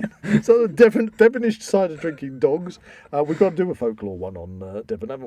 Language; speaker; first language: English; native; English